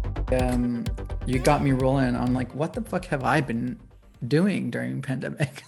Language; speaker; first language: English; early bilingual, other home language; Spanish